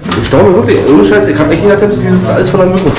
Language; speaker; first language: German; native; German